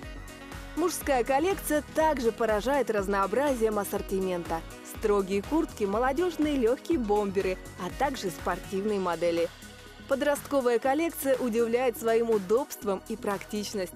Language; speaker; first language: Russian; native; Russian